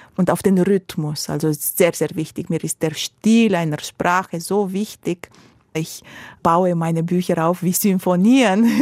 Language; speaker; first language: German; non-native, fluent; Romanian